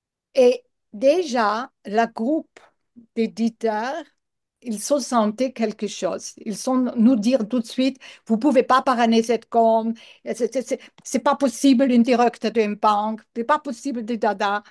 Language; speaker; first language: French; non-native, learner; English